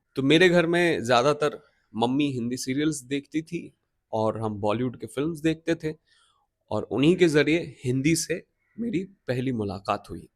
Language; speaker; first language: Hindi; non-native, local second language; Bangla